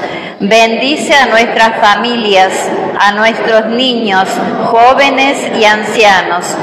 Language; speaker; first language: Spanish; native; Spanish